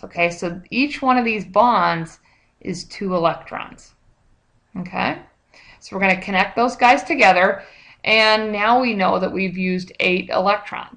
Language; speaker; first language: English; native; English